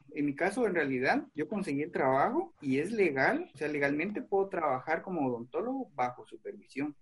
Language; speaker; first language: Spanish; native; Spanish